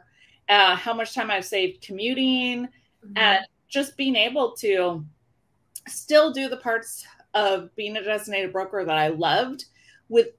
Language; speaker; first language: English; native; English